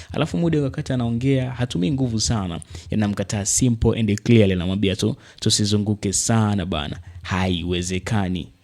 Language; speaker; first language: Swahili; native; Swahili